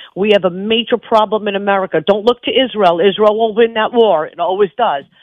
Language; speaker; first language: English; native; English